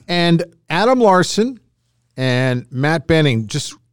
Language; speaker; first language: English; native; English